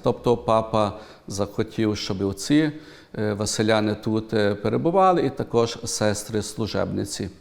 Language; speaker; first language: Ukrainian; early bilingual, heritage; Ukrainian